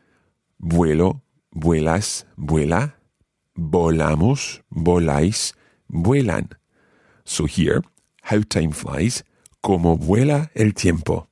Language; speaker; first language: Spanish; non-native, fluent; English